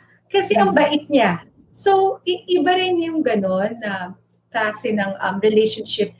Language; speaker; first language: Filipino; non-native, local second language; Iloko